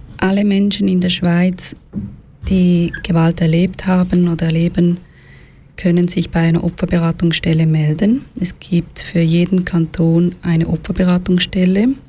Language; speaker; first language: German; early bilingual, other home language; Tamil